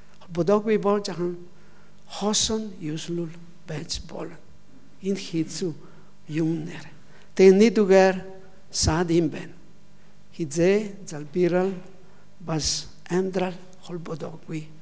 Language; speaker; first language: Mongolian; non-native, learner; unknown